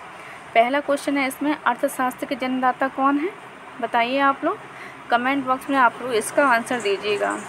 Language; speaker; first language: Hindi; native; Hindi